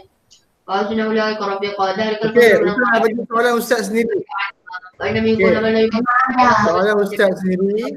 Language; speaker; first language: Malay; native; Malay